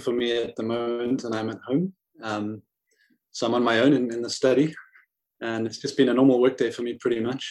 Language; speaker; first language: English; native; English